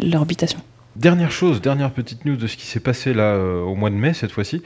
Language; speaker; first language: French; native; French